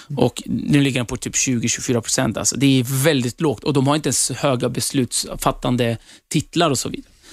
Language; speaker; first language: Swedish; early bilingual, other home language; Kurdish